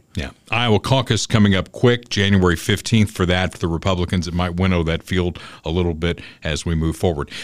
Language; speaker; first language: English; native; English